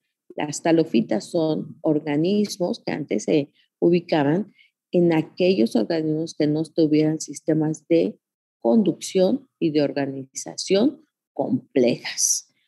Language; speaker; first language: Spanish; native; Spanish